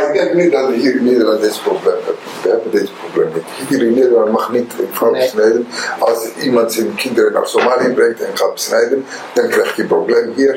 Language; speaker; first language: Dutch; non-native, fluent; Somali